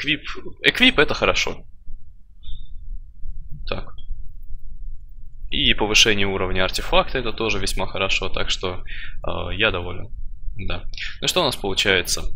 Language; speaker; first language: Russian; native; Russian